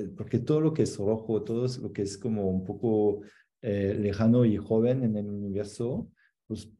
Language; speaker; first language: Spanish; non-native, fluent; French